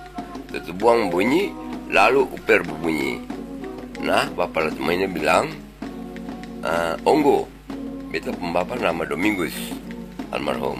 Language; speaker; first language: Indonesian; non-native, local second language; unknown